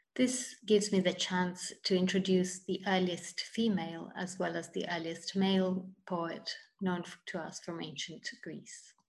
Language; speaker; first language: English; non-native, fluent; Italian